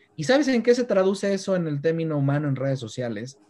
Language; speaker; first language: Spanish; native; Spanish